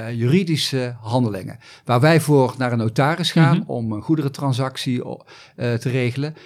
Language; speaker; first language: Dutch; native; Dutch